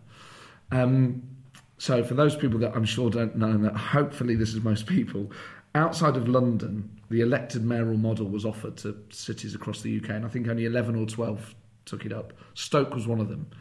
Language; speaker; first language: English; native; English